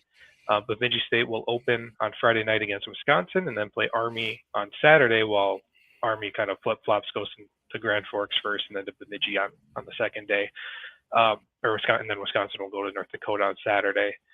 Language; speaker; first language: English; native; English